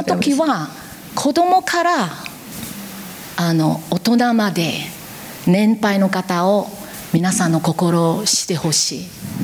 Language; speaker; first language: Japanese; non-native, learner; Korean